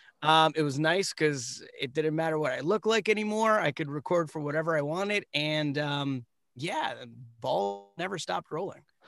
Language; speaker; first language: English; early bilingual, other home language; Spanish